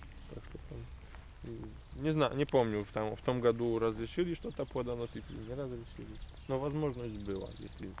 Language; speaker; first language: Russian; non-native, fluent; Polish